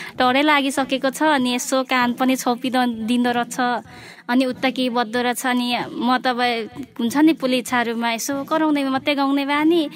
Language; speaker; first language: Nepali; non-native, local second language; Limbu